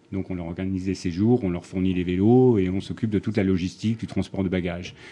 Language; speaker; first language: French; native; French